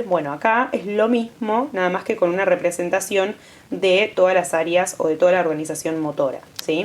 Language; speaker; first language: Spanish; native; Spanish